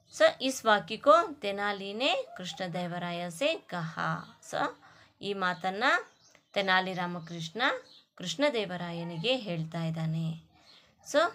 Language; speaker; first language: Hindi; non-native, local second language; Kannada